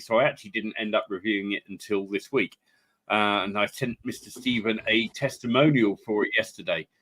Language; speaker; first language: English; native; English